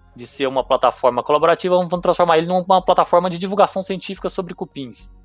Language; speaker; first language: Portuguese; native; Portuguese